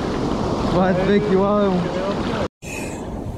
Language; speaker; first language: Bulgarian; native; Bulgarian